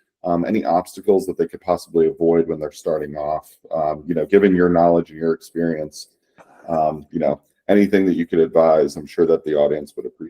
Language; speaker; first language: English; native; English